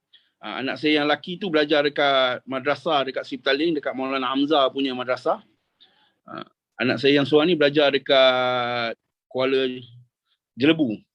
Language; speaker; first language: Indonesian; non-native, local second language; Malay